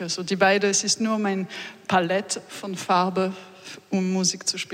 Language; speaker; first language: German; non-native, learner; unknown